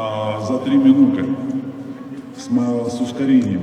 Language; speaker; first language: Russian; native; Russian